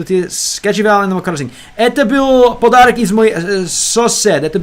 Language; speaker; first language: Russian; non-native, learner; English